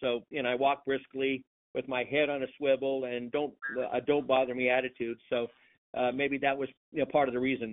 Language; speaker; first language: English; native; English